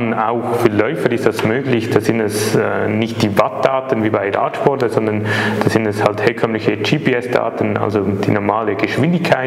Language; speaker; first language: German; native; German